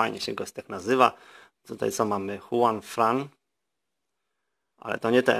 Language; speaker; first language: Polish; native; Polish